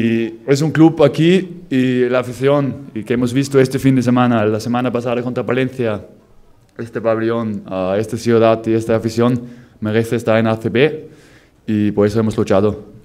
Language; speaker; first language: Spanish; non-native, fluent; German